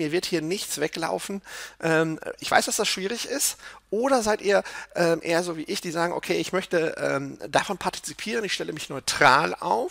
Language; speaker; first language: German; native; German